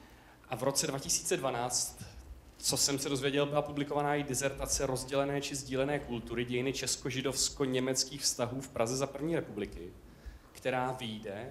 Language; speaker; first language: Czech; native; Czech